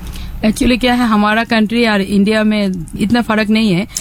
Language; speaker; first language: Hindi; non-native, fluent; Bangla